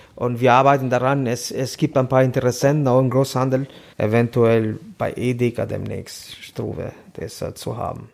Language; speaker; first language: German; non-native, fluent; Albanian